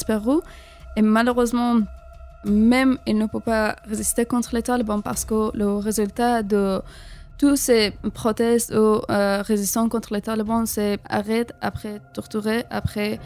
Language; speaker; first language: French; non-native, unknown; Persian